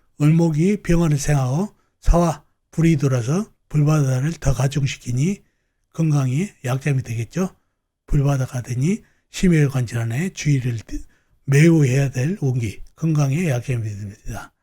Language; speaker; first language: Korean; native; Korean